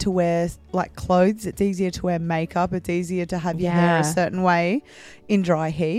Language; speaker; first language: English; native; English